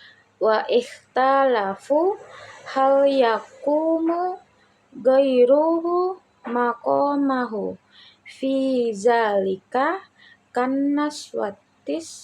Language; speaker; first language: Arabic; non-native, learner; Indonesian